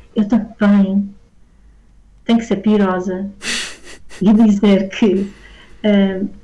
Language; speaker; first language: Portuguese; native; Portuguese